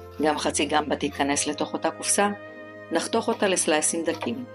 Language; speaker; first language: Hebrew; native; Hebrew